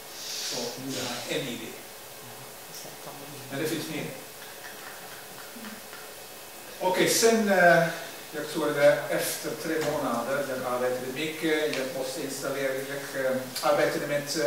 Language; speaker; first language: Swedish; non-native, learner; Dutch